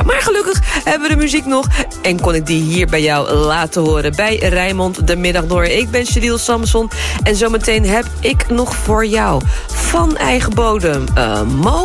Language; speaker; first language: Dutch; native; Dutch